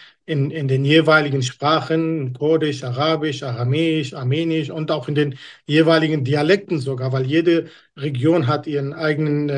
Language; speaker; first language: German; non-native, fluent; Kurdish